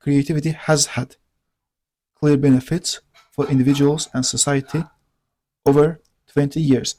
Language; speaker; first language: English; non-native, fluent; Azerbaijani